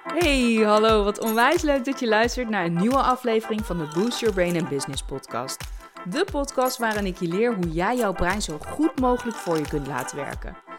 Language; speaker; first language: Dutch; early bilingual, other home language; Turkish